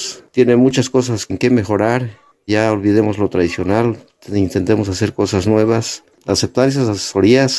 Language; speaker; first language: Spanish; native; Spanish